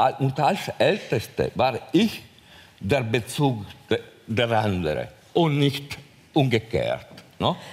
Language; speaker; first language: German; non-native, fluent; Italian